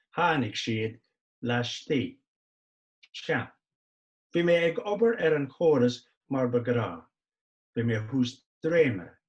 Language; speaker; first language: Irish; non-native, local second language; English